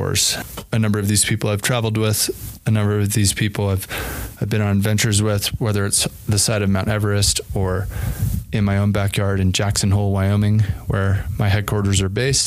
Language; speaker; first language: English; native; English